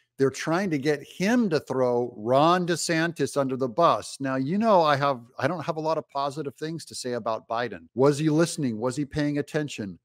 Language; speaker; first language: English; native; English